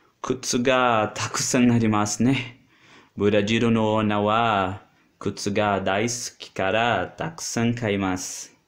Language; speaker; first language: Japanese; non-native, learner; Portuguese